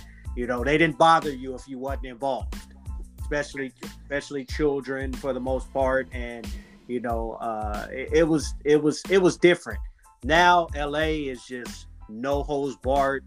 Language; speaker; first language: English; native; English